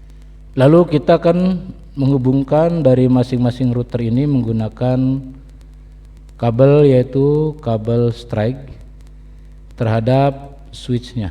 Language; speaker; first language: Indonesian; native; Indonesian